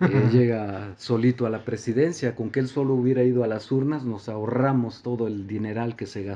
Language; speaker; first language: Spanish; native; Spanish